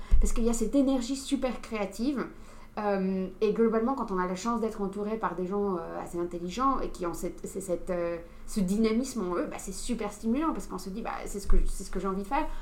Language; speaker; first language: French; non-native, fluent; English